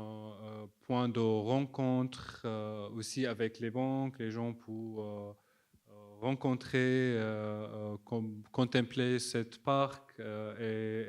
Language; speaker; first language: French; non-native, fluent; Arabic